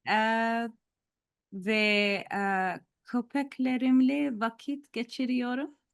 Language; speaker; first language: Turkish; non-native, learner; Arabic